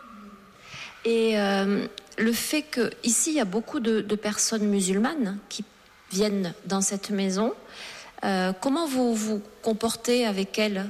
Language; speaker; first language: French; native; French